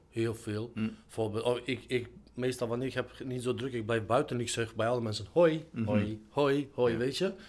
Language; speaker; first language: Dutch; non-native, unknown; Albanian